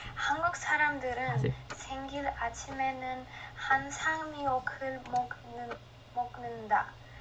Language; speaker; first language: Korean; non-native, learner; Romanian